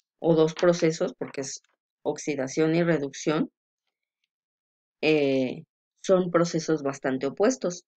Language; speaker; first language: Spanish; native; Spanish